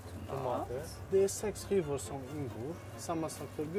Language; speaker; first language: Swedish; non-native, fluent; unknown